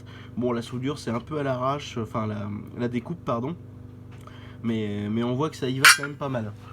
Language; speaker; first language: French; native; French